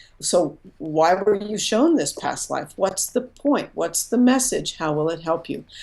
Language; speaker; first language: English; native; English